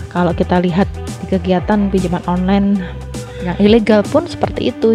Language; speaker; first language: Indonesian; native; Indonesian